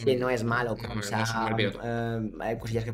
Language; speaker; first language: Spanish; native; Spanish